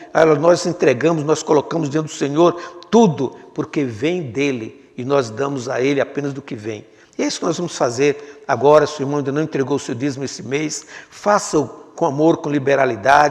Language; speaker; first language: Portuguese; native; Portuguese